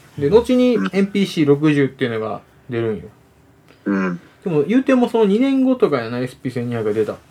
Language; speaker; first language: Japanese; native; Japanese